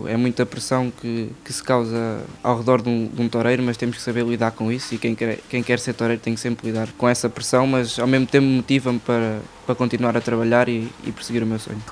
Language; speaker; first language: Portuguese; native; Portuguese